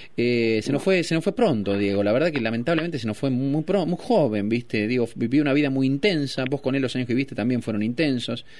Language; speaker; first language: Spanish; native; Spanish